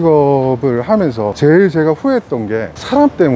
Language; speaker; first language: Korean; native; Korean